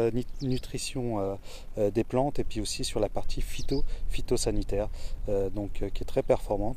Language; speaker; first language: French; native; French